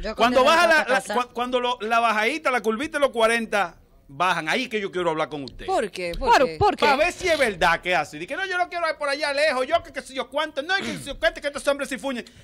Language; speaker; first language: Spanish; native; Spanish